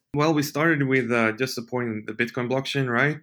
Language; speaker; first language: English; non-native, fluent; Swedish